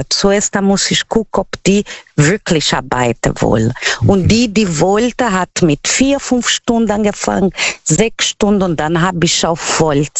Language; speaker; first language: German; non-native, learner; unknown